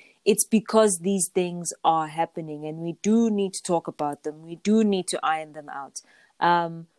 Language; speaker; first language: English; non-native, local second language; Zulu